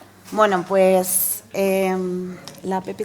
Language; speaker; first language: Spanish; native; Spanish